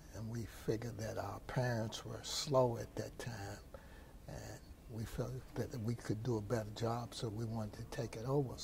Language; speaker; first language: English; native; English